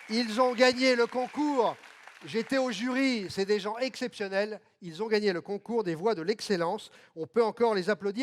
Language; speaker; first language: French; native; French